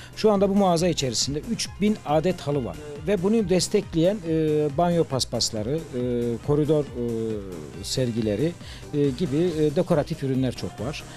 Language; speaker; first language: Turkish; native; Turkish